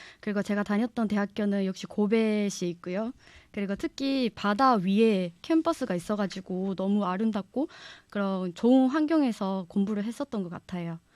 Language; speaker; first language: Korean; non-native, fluent; Japanese